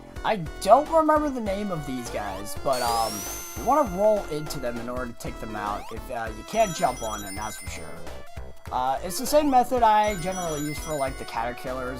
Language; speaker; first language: English; native; English